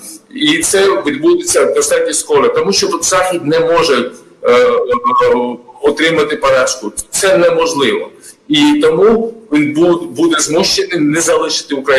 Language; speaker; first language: Ukrainian; non-native, fluent; Georgian